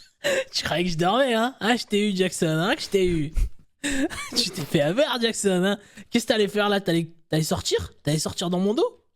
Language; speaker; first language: French; native; French